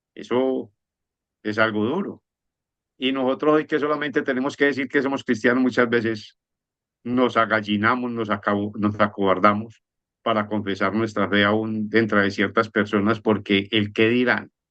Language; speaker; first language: Spanish; native; Spanish